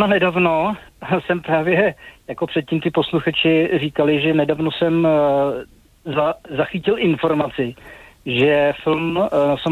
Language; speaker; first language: Czech; native; Czech